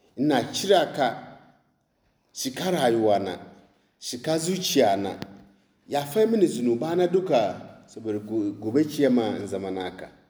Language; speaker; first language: Hausa; non-native, local second language; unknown